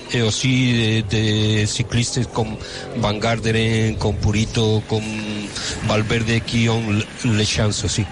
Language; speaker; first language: French; non-native, fluent; Spanish